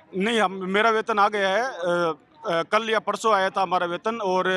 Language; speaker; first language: Hindi; native; Hindi